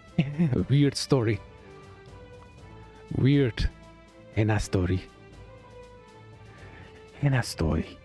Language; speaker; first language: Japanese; non-native, learner; French